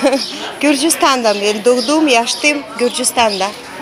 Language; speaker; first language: Turkish; non-native, learner; Russian